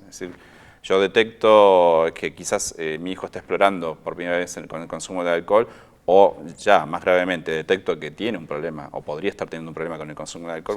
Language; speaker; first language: Spanish; native; Spanish